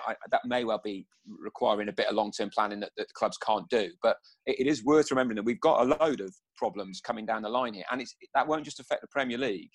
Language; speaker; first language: English; native; English